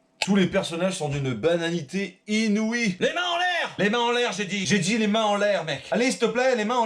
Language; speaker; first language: French; native; French